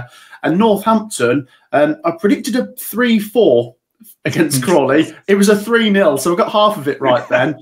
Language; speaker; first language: English; native; English